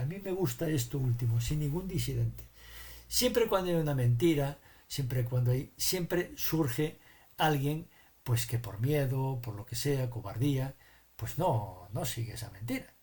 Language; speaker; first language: Spanish; native; Spanish